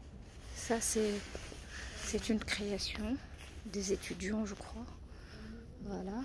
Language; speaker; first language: French; non-native, fluent; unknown